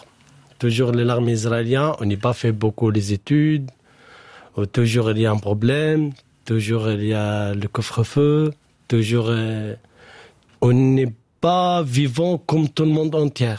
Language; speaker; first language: French; non-native, learner; Arabic